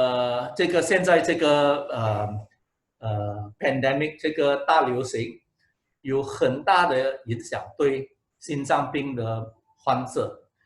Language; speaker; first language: Chinese; non-native, local second language; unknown